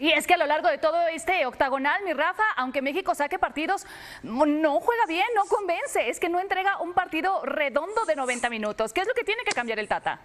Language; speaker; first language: Spanish; native; Spanish